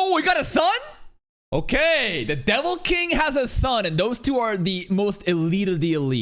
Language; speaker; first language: English; native; English